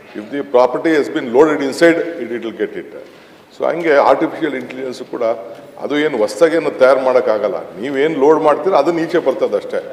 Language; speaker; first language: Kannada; native; Kannada